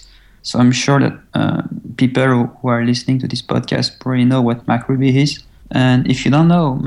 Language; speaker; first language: English; non-native, fluent; French